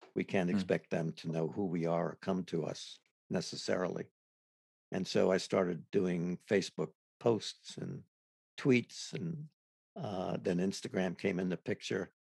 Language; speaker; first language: English; native; English